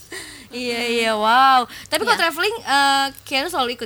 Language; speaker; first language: Indonesian; native; Indonesian